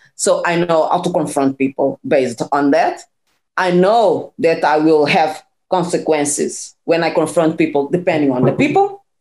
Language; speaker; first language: English; non-native, fluent; Portuguese